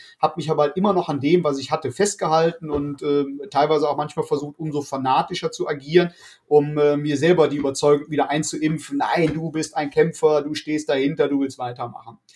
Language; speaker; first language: German; native; German